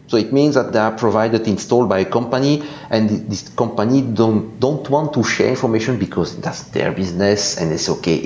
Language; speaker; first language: English; non-native, fluent; French